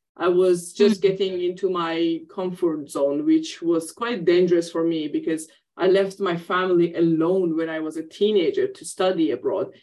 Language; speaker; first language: English; non-native, fluent; Persian